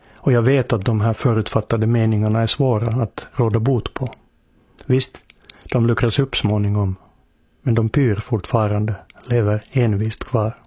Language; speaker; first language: Swedish; native; Swedish